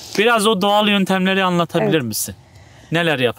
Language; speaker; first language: Turkish; native; Turkish